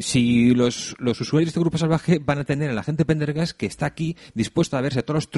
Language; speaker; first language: Spanish; native; Spanish